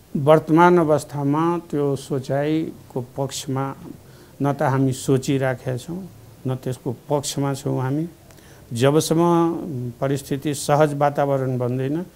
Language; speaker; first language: Nepali; non-native, local second language; Maithili